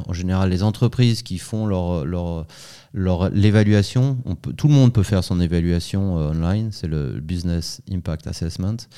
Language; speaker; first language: French; native; French